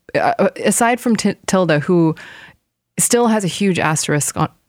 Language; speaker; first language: English; non-native, fluent; Korean